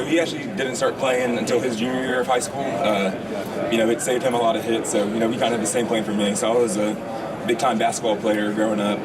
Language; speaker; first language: English; native; English